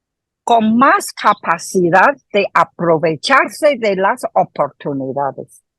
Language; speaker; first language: Spanish; non-native, fluent; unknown